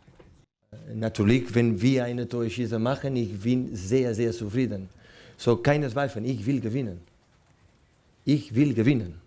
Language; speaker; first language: German; non-native, fluent; Spanish